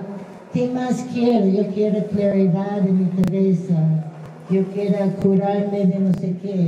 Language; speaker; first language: Spanish; non-native, fluent; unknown